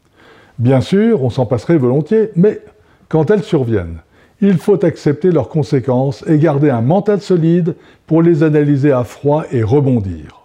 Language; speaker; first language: French; native; French